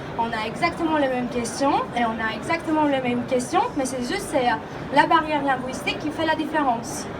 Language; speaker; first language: French; non-native, fluent; Greek